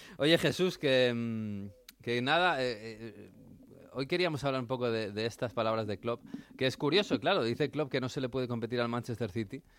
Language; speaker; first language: Spanish; native; Spanish